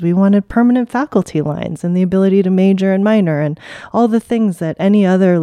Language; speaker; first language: English; early bilingual, other home language; Chinese